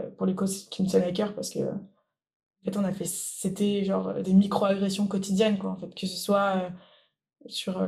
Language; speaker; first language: French; native; French